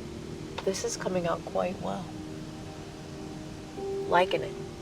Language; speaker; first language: English; native; English